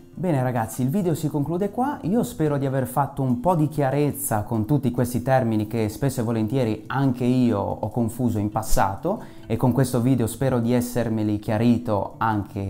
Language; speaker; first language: Italian; native; Italian